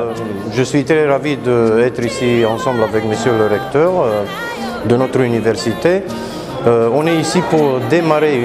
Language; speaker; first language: French; non-native, fluent; Romanian